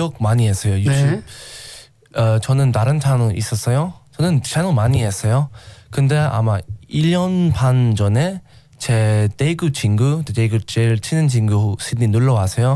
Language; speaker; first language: Korean; non-native, learner; English